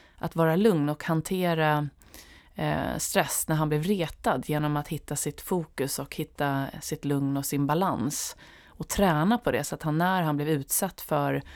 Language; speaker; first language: Swedish; native; Swedish